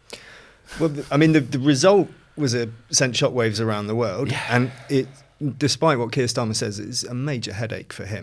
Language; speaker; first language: English; native; English